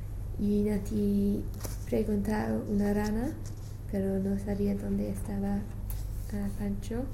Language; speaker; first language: Spanish; non-native, learner; English